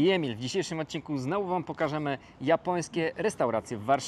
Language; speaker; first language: Polish; native; Polish